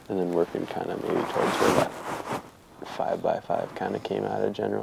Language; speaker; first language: English; native; English